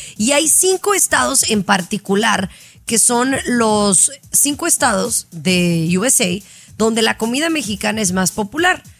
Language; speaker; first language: Spanish; native; Spanish